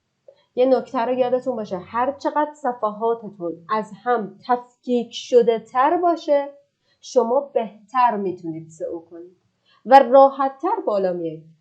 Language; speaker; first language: Persian; native; Persian